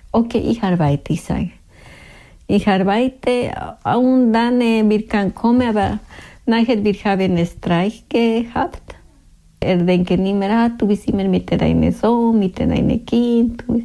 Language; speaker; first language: German; non-native, learner; Spanish